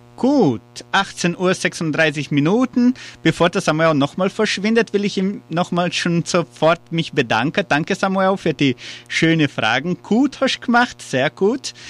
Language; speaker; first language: German; early bilingual, heritage; German